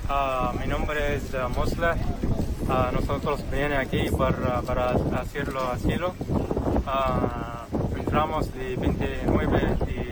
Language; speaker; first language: Spanish; non-native, learner; Arabic